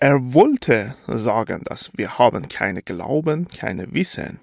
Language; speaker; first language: German; non-native, fluent; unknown